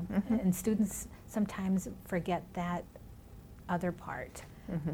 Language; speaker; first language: English; early bilingual, other home language; Spanish